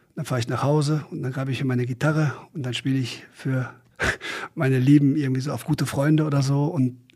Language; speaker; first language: German; native; German